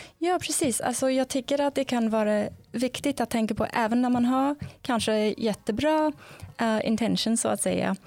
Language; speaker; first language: Swedish; non-native, fluent; English